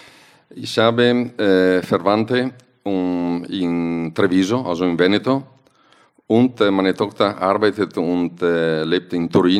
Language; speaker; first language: German; non-native, fluent; Italian